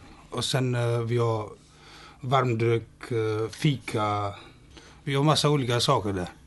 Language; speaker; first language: Swedish; non-native, fluent; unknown